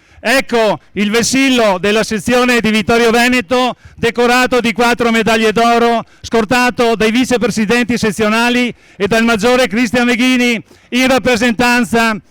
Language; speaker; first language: Italian; native; Italian